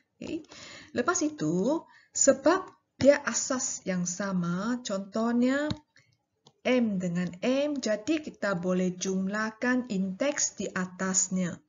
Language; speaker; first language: Malay; non-native, local second language; Chinese